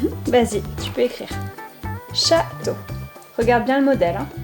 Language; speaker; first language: French; native; French